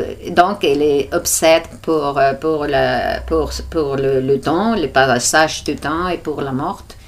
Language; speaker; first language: French; non-native, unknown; Spanish